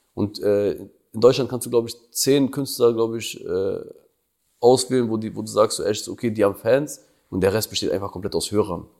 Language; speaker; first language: German; early bilingual, other home language; Albanian